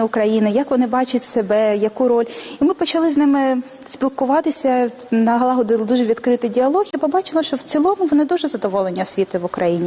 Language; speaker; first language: Ukrainian; native; Ukrainian